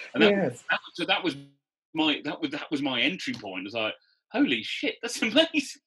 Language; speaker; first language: English; native; English